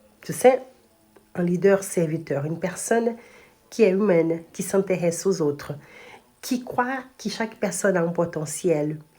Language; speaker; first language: French; non-native, fluent; Portuguese